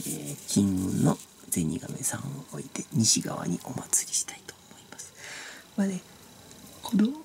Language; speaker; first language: Japanese; native; Japanese